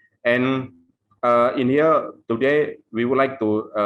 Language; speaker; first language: English; non-native, local second language; Indonesian